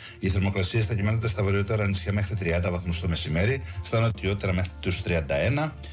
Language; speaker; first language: Greek; native; Greek